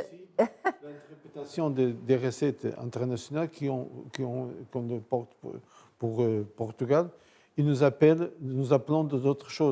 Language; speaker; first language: French; non-native, fluent; Portuguese